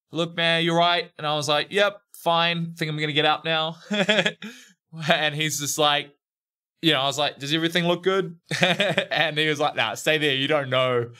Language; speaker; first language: English; native; English